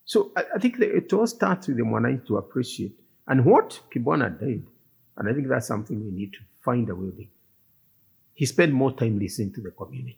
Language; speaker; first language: English; non-native, local second language; Kikuyu